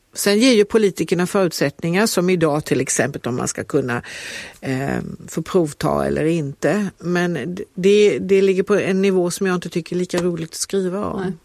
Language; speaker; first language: Swedish; native; Swedish